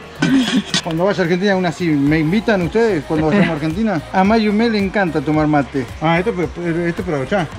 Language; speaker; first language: Spanish; native; Spanish